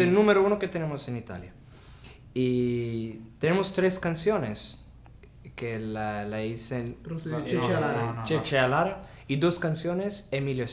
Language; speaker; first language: Spanish; non-native, fluent; Italian